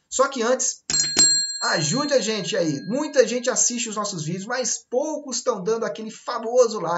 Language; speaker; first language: Portuguese; native; Portuguese